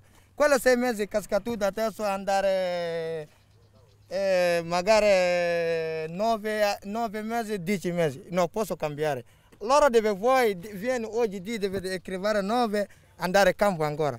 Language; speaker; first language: Italian; non-native, learner; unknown